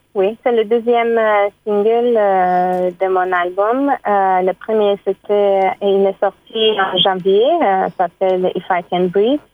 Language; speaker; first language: French; non-native, fluent; Polish